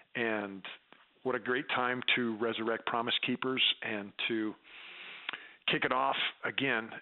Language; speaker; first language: English; native; English